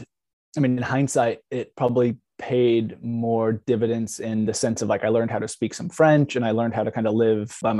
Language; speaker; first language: English; native; English